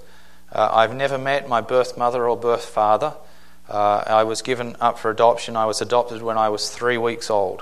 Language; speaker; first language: English; native; English